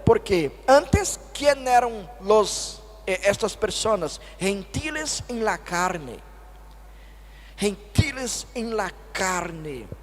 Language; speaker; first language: Spanish; non-native, fluent; Portuguese